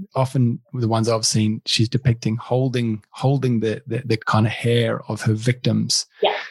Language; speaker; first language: English; native; English